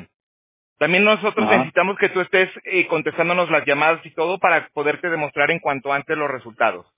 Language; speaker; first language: Spanish; native; Spanish